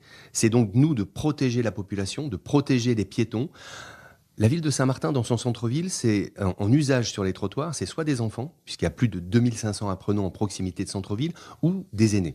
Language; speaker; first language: French; native; French